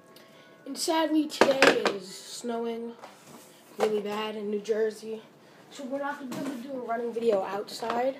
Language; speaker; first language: English; native; English